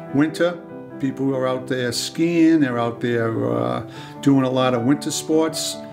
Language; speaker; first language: English; native; English